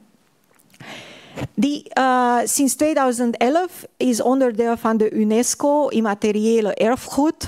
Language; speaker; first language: Dutch; non-native, fluent; Hungarian